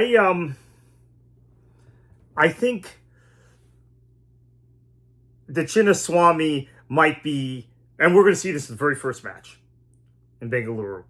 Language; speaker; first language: English; native; English